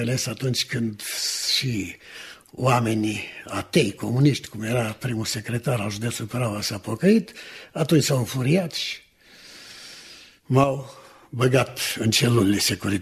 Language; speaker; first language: Romanian; native; Romanian